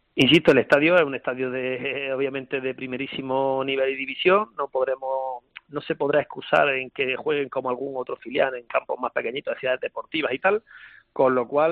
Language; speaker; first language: Spanish; native; Spanish